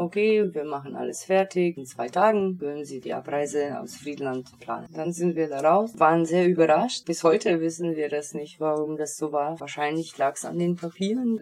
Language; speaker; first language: German; early bilingual, other home language; Polish